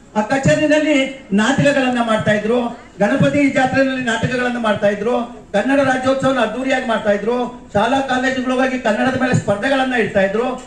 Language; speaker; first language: Kannada; native; Kannada